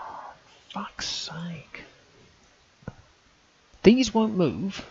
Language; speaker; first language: English; native; English